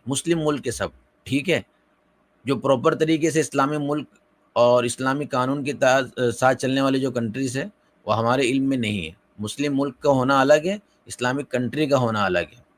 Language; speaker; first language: Urdu; native; Urdu